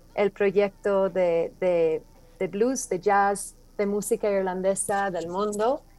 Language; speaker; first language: Spanish; non-native, fluent; English